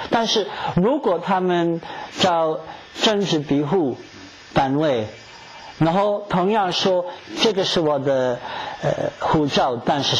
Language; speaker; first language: Chinese; non-native, fluent; English